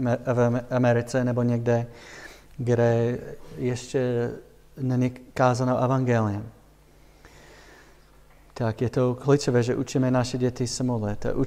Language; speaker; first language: Czech; non-native, fluent; English